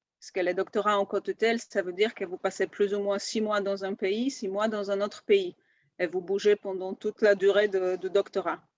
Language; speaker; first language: French; non-native, fluent; Polish